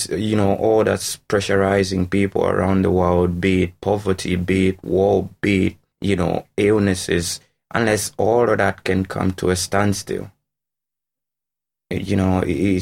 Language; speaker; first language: English; non-native, local second language; Ganda